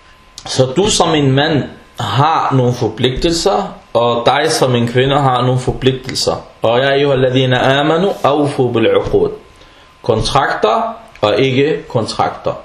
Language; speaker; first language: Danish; non-native, fluent; Arabic